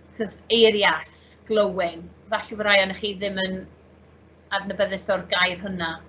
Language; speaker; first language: Welsh; native; Welsh